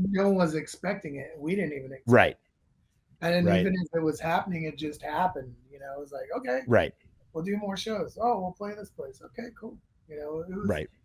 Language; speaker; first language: English; native; English